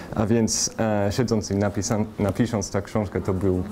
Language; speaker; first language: Polish; non-native, fluent; English